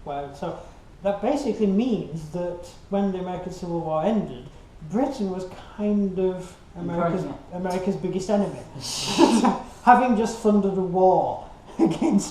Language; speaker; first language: English; native; English